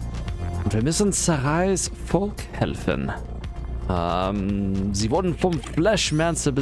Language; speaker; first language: German; non-native, fluent; English